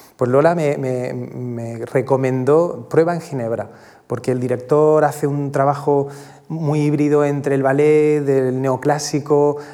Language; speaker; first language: Spanish; native; Spanish